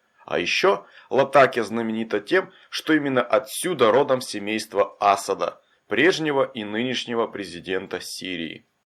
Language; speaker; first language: Russian; native; Russian